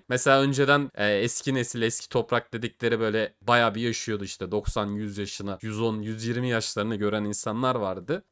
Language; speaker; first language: Turkish; native; Turkish